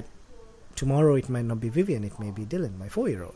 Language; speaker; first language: English; non-native, local second language; Sinhala